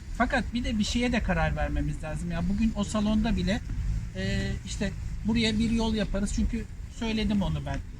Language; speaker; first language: Turkish; native; Turkish